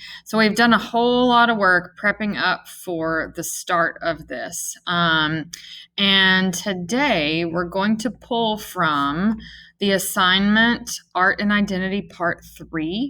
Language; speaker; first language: English; native; English